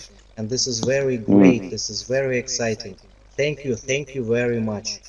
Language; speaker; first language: English; non-native, fluent; Russian